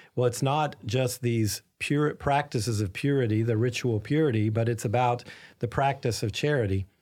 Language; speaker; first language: English; native; English